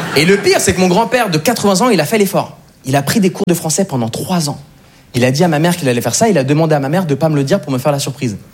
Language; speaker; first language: French; native; French